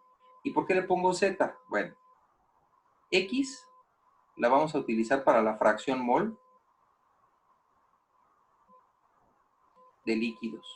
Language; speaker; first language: Spanish; native; Spanish